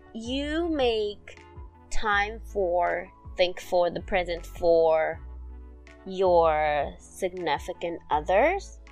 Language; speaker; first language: English; non-native, fluent; Japanese